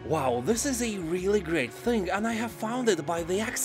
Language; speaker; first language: English; non-native, fluent; Lithuanian